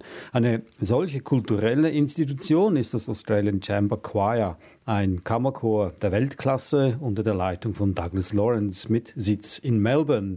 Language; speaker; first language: German; native; German